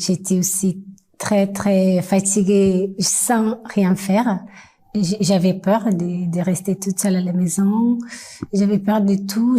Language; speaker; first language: French; non-native, fluent; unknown